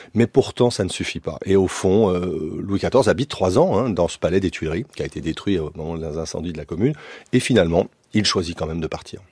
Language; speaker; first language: French; native; French